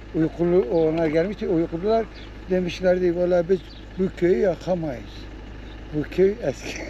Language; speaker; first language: Turkish; native; Turkish